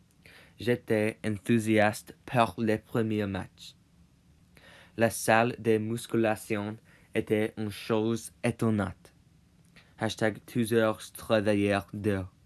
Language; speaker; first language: French; non-native, learner; English